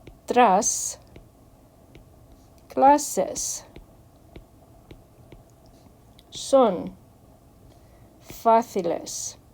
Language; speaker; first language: Spanish; non-native, fluent; English